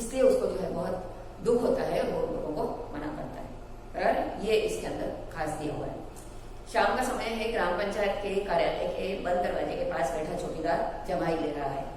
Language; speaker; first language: Hindi; non-native, local second language; Gujarati